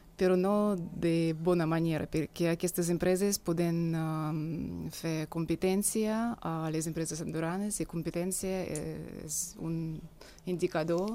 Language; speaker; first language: Catalan; non-native, fluent; Russian